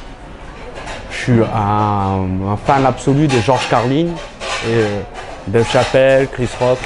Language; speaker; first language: French; early bilingual, other home language; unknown